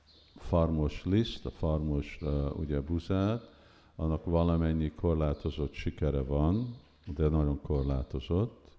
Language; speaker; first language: Hungarian; early bilingual, heritage; Hungarian